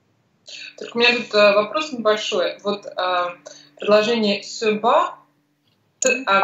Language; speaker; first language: Russian; native; Russian